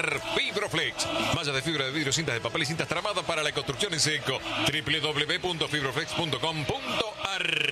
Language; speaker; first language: Spanish; native; Spanish